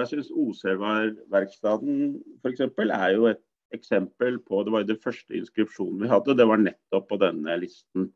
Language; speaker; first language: Norwegian; native; Norwegian